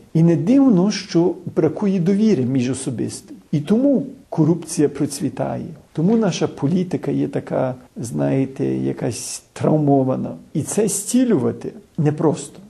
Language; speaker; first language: Ukrainian; early bilingual, heritage; Ukrainian